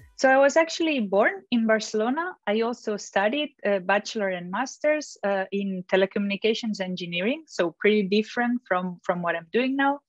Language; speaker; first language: English; non-native, fluent; Catalan